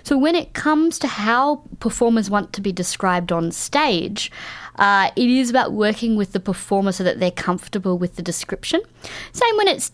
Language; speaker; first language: English; native; English